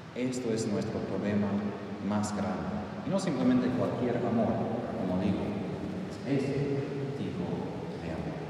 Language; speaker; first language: Spanish; non-native, fluent; English